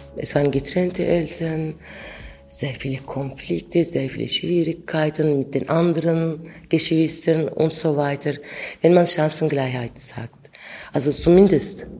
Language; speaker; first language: German; non-native, fluent; Turkish